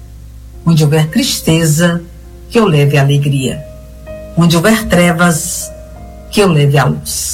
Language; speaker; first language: Portuguese; native; Portuguese